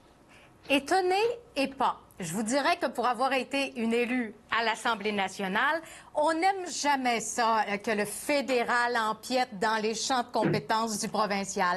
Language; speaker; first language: French; native; French